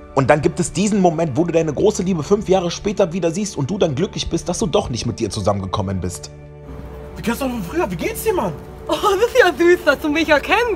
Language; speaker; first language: German; native; German